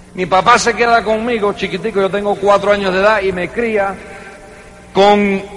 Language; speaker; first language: Spanish; early bilingual, heritage; Spanish